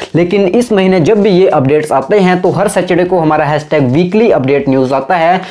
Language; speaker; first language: Hindi; native; Hindi